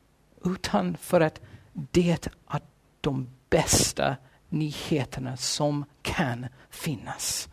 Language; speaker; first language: Swedish; non-native, fluent; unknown